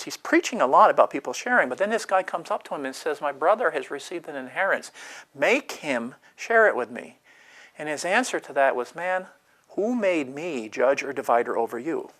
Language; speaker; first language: English; native; English